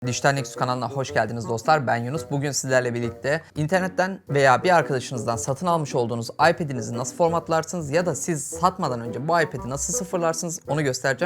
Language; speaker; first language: Turkish; native; Turkish